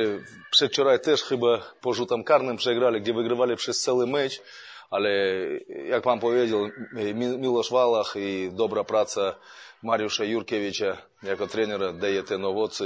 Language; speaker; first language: Polish; non-native, fluent; Russian